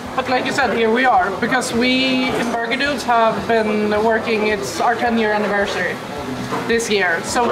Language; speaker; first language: English; non-native, fluent; Swedish